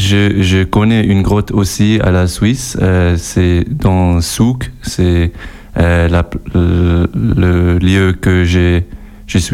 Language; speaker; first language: French; non-native, learner; German